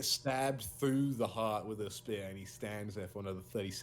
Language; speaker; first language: English; native; English